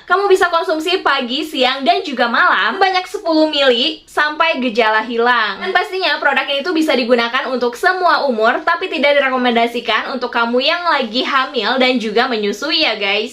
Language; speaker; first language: Indonesian; native; Indonesian